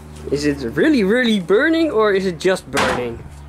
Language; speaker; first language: English; non-native, fluent; Dutch